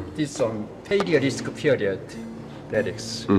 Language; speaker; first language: English; non-native, learner; Korean